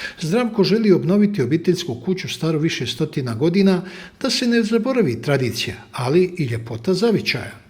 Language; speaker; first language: Bosnian; native; Bosnian